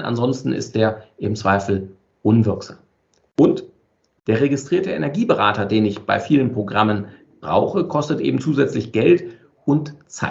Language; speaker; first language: German; native; German